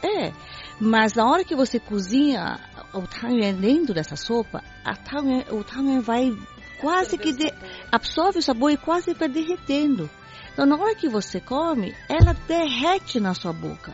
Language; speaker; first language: Portuguese; early bilingual, other home language; Chinese